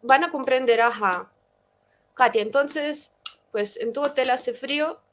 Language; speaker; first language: Spanish; non-native, fluent; Russian